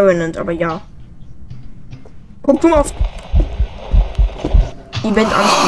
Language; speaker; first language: German; native; German